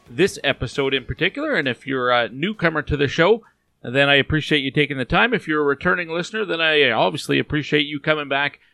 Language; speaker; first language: English; native; English